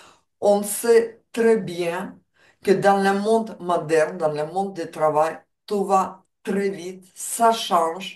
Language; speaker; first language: French; non-native, fluent; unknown